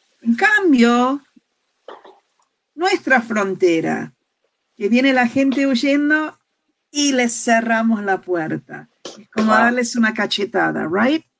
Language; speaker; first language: Spanish; early bilingual, heritage; Spanish